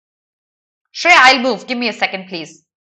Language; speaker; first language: English; non-native, local second language; Hindi